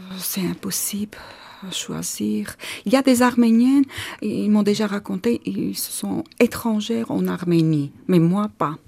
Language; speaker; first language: French; non-native, fluent; Armenian